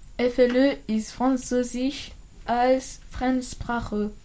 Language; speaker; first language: German; non-native, learner; French